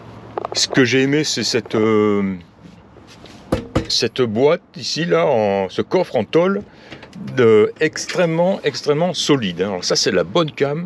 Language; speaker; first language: French; native; French